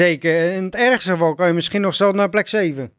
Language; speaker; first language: Dutch; native; Dutch